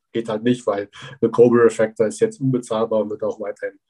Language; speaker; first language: German; native; German